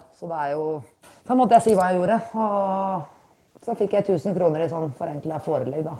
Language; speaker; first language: Norwegian; native; Norwegian